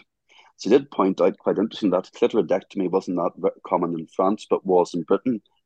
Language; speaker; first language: English; native; English